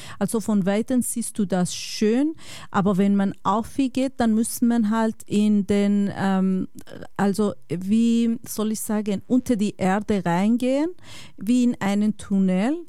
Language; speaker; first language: German; non-native, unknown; Bosnian